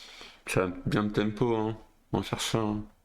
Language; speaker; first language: French; native; French